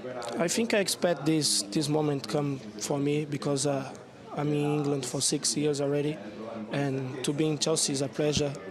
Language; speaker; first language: English; non-native, learner; Portuguese